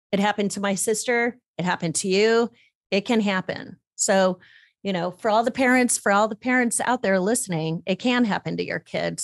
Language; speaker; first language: English; native; English